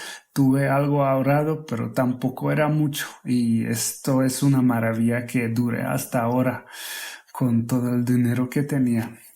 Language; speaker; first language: Spanish; non-native, fluent; Hungarian